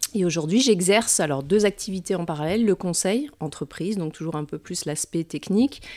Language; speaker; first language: French; native; French